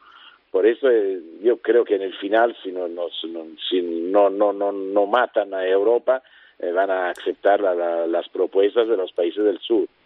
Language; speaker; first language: Spanish; non-native, fluent; Italian